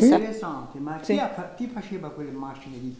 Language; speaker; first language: Italian; native; Italian